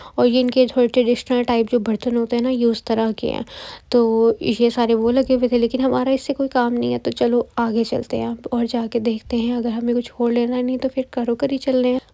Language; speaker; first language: Urdu; native; Urdu